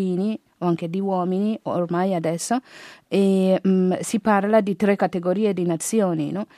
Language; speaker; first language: Italian; non-native, fluent; Garo